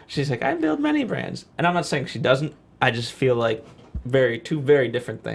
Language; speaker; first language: English; native; English